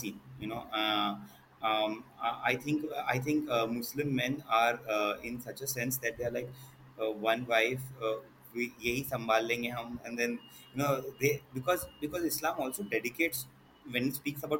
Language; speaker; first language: English; non-native, local second language; Hindi